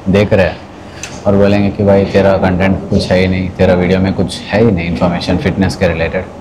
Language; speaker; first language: Hindi; non-native, local second language; Telugu